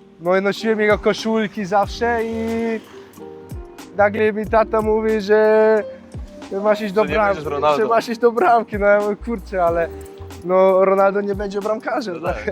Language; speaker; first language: Polish; early bilingual, heritage; Polish